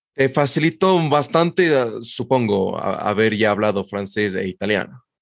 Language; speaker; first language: Spanish; native; Spanish